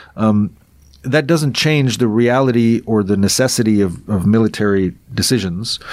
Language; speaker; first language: English; non-native, fluent; Russian